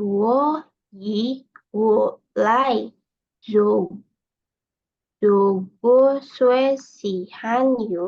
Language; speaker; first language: Chinese; non-native, learner; Indonesian